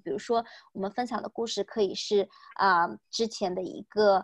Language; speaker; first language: Chinese; native; Chinese